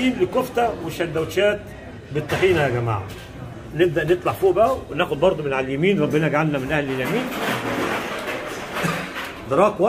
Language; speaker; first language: Arabic; native; Arabic